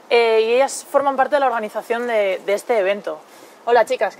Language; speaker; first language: Spanish; native; Spanish